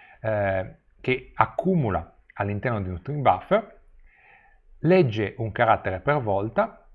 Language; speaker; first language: Italian; native; Italian